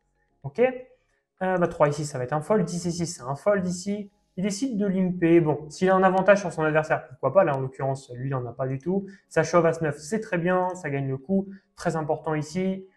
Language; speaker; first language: French; native; French